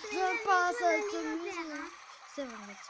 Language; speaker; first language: French; native; French